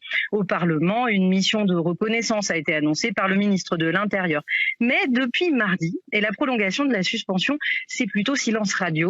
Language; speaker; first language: French; native; French